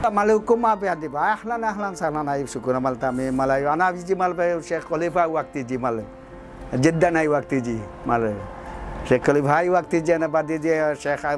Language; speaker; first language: Arabic; non-native, learner; Bangla